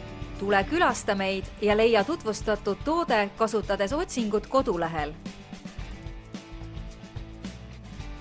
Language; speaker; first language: Estonian; native; Estonian